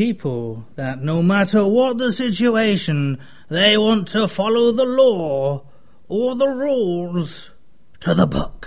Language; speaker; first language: English; native; English